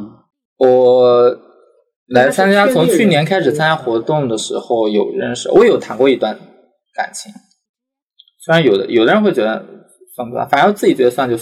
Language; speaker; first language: Chinese; native; Chinese